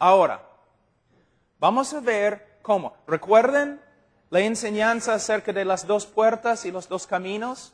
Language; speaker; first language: Spanish; non-native, fluent; English